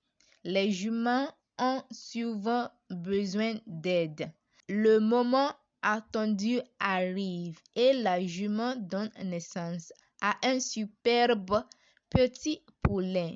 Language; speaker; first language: French; non-native, learner; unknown